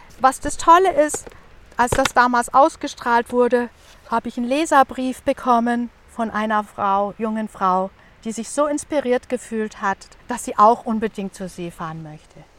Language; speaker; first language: German; native; German